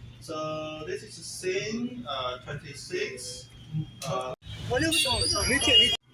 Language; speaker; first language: English; non-native, learner; Bangla